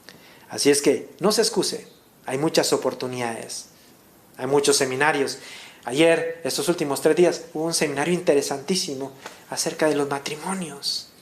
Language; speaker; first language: Spanish; native; Spanish